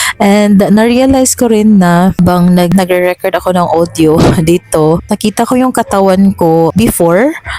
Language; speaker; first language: Filipino; non-native, local second language; Cebuano